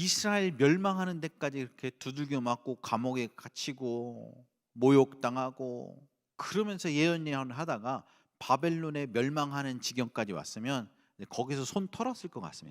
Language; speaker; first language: Korean; native; Korean